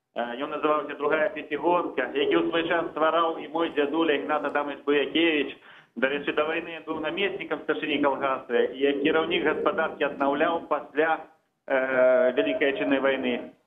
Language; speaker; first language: Belarusian; native; Belarusian